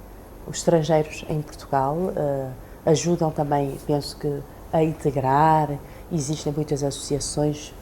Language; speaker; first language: Portuguese; early bilingual, other home language; Chinese